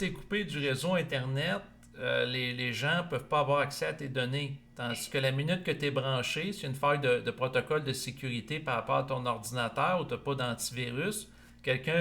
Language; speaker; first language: French; native; French